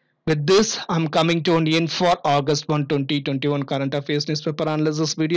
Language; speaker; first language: English; non-native, local second language; Tamil